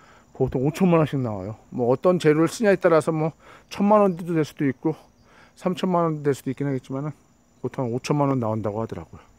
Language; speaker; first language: Korean; native; Korean